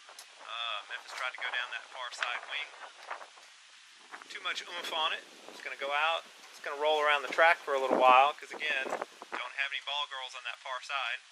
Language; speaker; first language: English; native; English